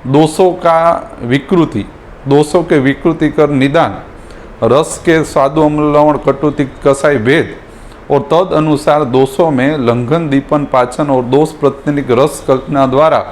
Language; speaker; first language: Hindi; non-native, local second language; Gujarati